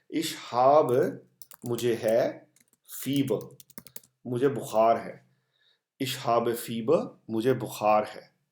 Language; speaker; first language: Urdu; non-native, local second language; Punjabi